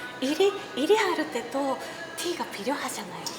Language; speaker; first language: Korean; non-native, learner; Japanese